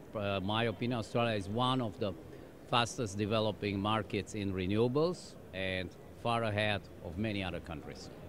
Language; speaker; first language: English; non-native, fluent; German